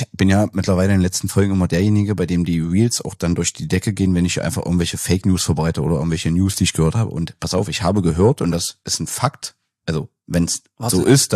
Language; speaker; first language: German; native; German